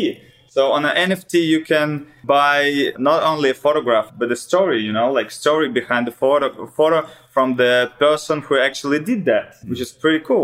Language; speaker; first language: English; non-native, learner; Russian